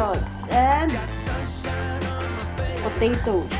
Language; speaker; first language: English; non-native, local second language; Cebuano